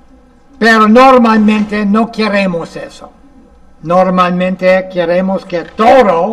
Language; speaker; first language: Spanish; non-native, fluent; English